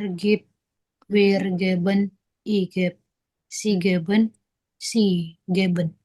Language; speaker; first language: German; non-native, learner; Indonesian